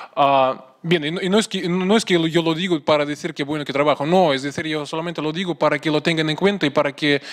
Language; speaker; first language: Spanish; non-native, fluent; Russian